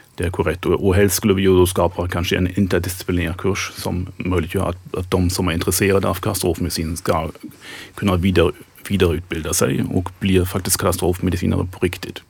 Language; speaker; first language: Swedish; non-native, fluent; German